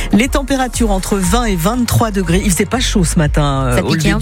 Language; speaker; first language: French; native; French